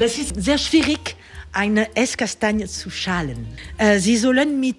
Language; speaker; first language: German; non-native, learner; French